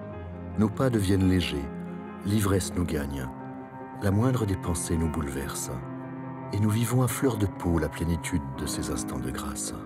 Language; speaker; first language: French; native; French